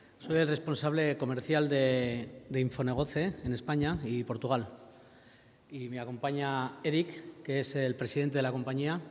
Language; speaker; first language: Spanish; native; Spanish